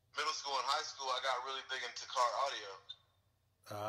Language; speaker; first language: English; native; English